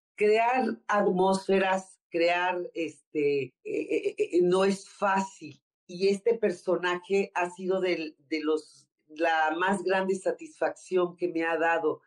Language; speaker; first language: Spanish; native; Spanish